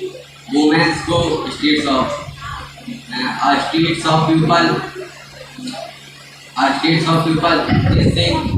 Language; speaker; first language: English; non-native, learner; Hindi